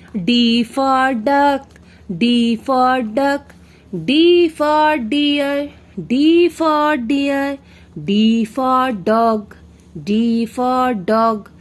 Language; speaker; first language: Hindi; non-native, local second language; Bangla